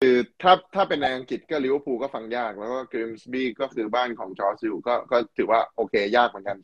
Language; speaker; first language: Thai; native; Thai